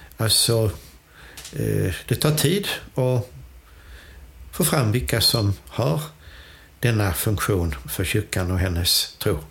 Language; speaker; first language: Swedish; native; Swedish